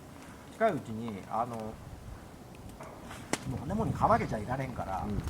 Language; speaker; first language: Japanese; native; Japanese